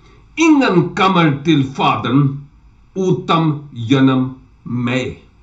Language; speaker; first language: Swedish; non-native, learner; Urdu